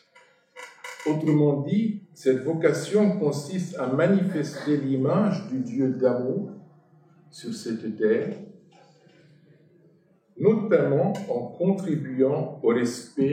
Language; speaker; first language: French; non-native, fluent; Arabic